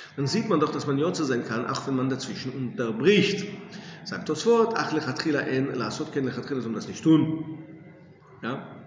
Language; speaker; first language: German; non-native, fluent; English